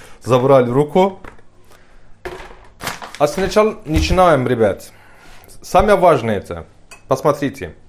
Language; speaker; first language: Russian; non-native, learner; Turkish